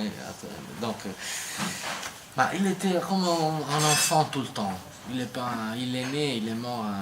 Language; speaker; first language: French; non-native, learner; Italian